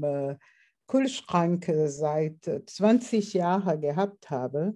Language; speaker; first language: German; non-native, fluent; Portuguese